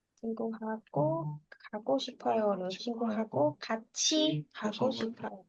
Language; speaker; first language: Korean; non-native, fluent; Thai